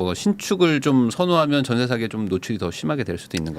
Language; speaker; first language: Korean; native; Korean